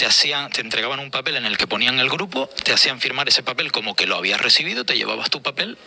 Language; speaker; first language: Spanish; native; Spanish